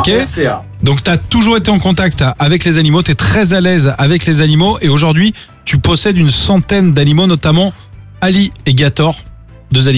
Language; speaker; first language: French; native; French